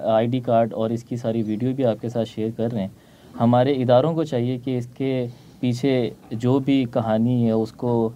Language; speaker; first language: Urdu; non-native, local second language; Punjabi